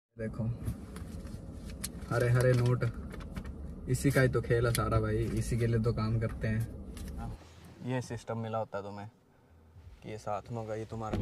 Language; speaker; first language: Hindi; native; Hindi